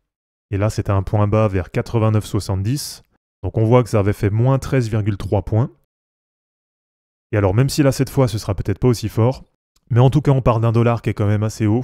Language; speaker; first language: French; native; French